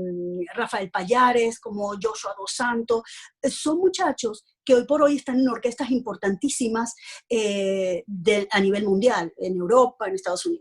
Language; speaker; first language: Spanish; native; Spanish